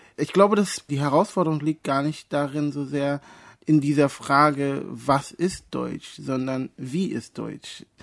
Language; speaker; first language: German; early bilingual, other home language; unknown